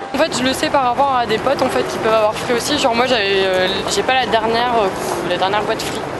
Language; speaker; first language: French; native; French